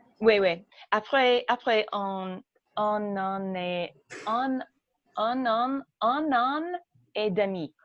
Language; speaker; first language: French; non-native, learner; English